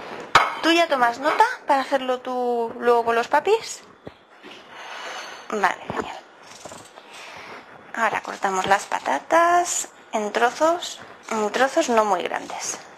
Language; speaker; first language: Spanish; native; Spanish